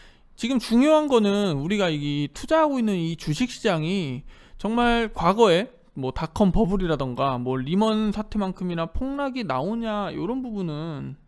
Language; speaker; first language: Korean; native; Korean